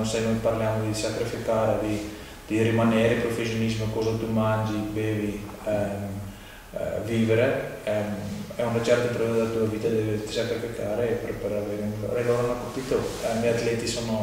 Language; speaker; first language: Italian; non-native, fluent; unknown